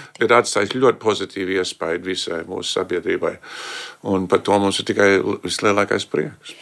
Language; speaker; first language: Latvian; early bilingual, heritage; Latvian